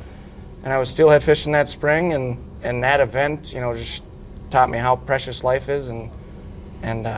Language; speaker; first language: English; native; English